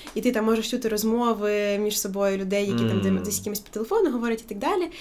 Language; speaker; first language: Ukrainian; native; Ukrainian